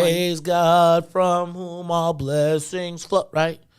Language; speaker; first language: English; native; English